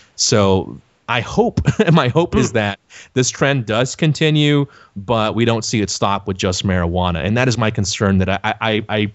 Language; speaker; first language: English; native; English